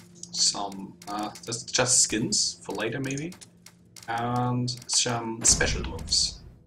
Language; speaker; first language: English; non-native, learner; German